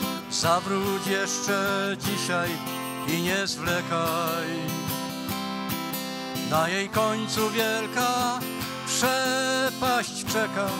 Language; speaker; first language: Polish; native; Polish